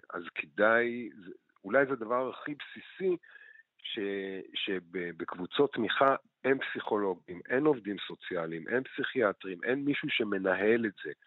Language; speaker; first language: Hebrew; native; Hebrew